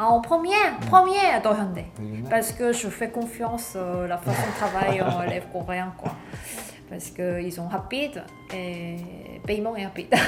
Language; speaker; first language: French; non-native, learner; Korean